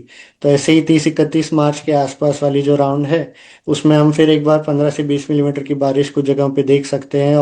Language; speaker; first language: Hindi; non-native, local second language; Gujarati